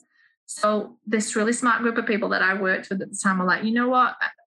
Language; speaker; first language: English; native; English